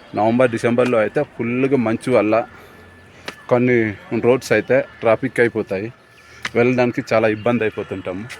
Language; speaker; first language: Telugu; non-native, local second language; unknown